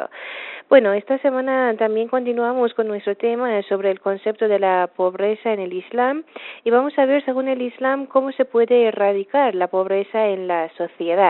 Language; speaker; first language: Spanish; non-native, fluent; Persian